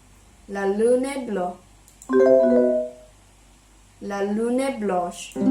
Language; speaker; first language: French; non-native, learner; Chinese